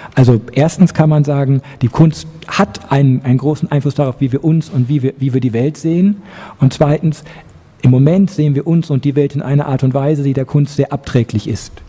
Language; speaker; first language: German; native; German